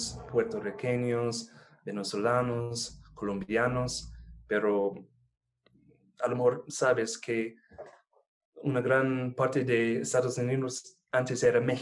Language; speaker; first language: Spanish; non-native, fluent; English